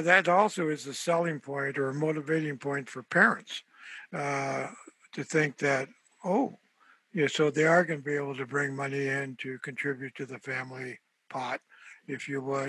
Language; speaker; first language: English; early bilingual, other home language; Spanish